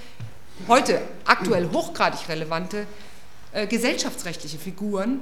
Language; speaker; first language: German; native; German